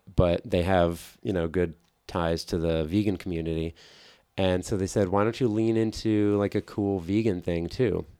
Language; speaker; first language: English; native; English